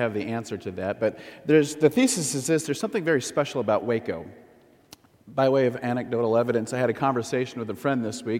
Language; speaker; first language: English; native; English